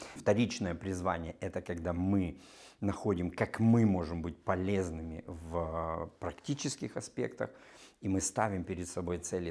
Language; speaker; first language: Russian; native; Russian